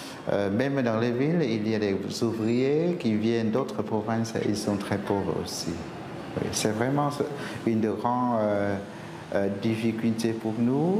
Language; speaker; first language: French; non-native, fluent; Vietnamese